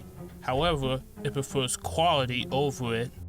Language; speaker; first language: English; native; English